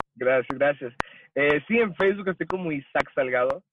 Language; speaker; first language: Spanish; early bilingual, heritage; Spanish